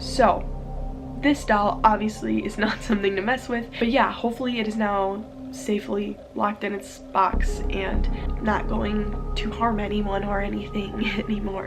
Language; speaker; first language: English; native; English